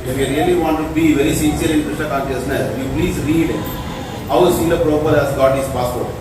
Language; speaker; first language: English; non-native, local second language; Tamil